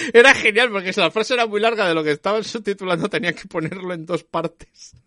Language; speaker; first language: Spanish; native; Spanish